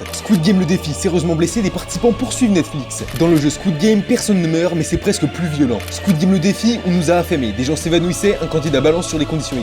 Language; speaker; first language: French; native; French